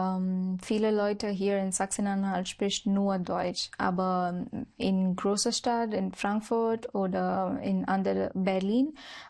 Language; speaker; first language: German; non-native, learner; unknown